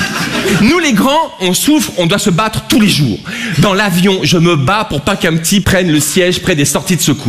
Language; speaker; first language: French; native; French